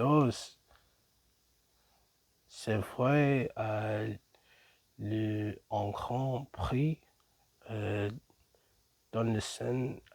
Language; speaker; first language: French; non-native, learner; English